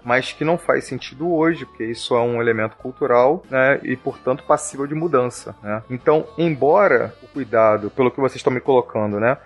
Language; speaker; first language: Portuguese; native; Portuguese